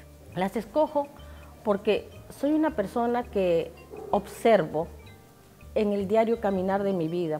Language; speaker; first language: Spanish; native; Spanish